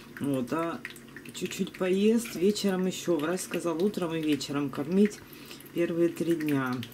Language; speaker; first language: Russian; native; Russian